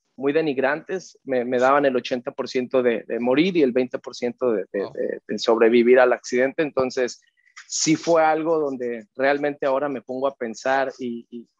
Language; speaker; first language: Spanish; native; Spanish